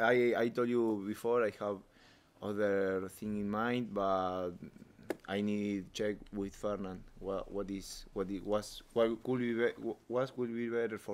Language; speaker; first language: English; non-native, learner; Spanish